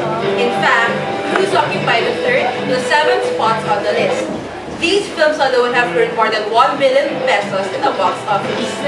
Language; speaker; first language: English; non-native, local second language; Filipino